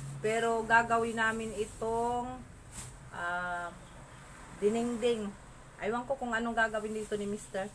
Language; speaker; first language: Filipino; non-native, local second language; Masbatenyo